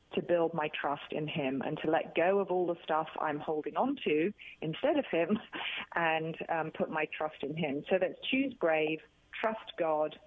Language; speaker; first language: English; native; English